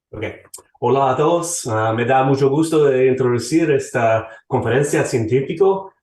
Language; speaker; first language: Spanish; non-native, learner; English